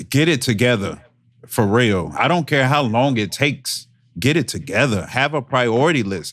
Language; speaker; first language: English; native; English